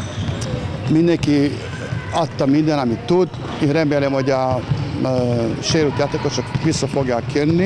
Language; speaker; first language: Hungarian; non-native, learner; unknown